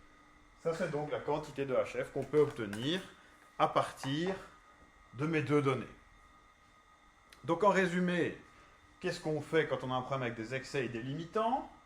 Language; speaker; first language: French; native; French